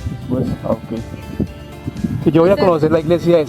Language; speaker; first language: Spanish; native; Spanish